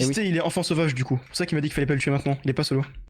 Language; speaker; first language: French; native; French